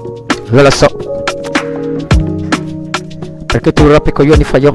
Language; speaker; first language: Italian; non-native, learner; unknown